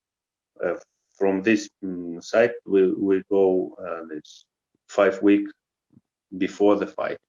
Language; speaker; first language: English; non-native, learner; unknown